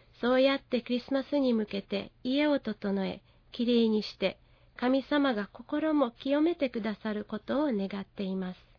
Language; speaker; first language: Japanese; non-native, fluent; Hungarian